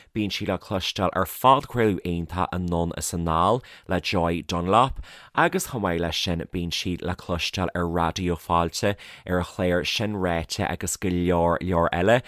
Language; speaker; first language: Irish; native; Irish